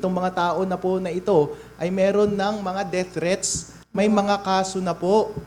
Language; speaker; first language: Filipino; non-native, local second language; Iloko